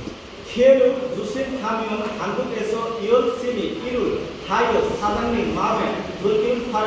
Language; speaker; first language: Korean; non-native, learner; Bangla